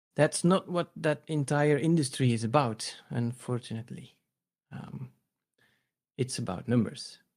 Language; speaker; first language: English; non-native, fluent; Dutch